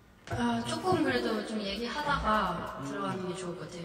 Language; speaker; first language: Korean; early bilingual, heritage; Korean